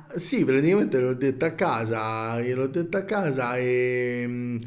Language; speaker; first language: Italian; native; Italian